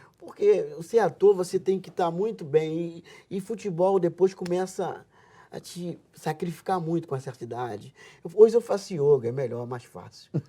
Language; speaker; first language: Portuguese; native; Portuguese